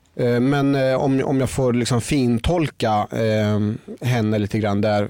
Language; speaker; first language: Swedish; early bilingual, other home language; Persian